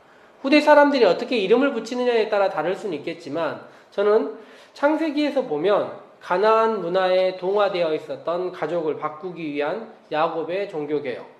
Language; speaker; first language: Korean; native; Korean